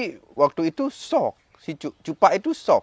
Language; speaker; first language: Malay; non-native, local second language; Balinese